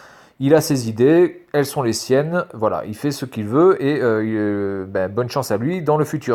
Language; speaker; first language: French; native; French